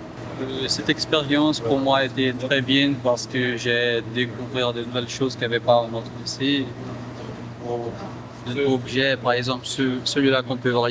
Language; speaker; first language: French; non-native, local second language; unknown